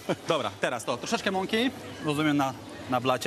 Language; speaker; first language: Polish; non-native, fluent; French